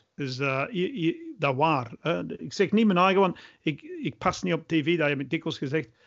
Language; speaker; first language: Dutch; non-native, fluent; English